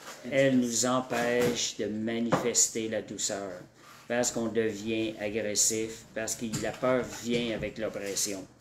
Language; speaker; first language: French; native; French